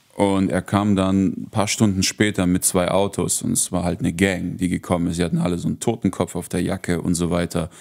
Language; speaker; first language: German; early bilingual, heritage; Russian